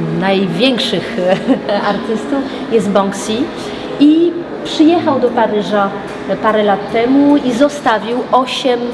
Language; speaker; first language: Polish; early bilingual, heritage; French